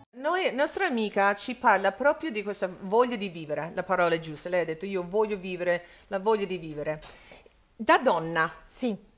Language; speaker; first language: Italian; non-native, fluent; English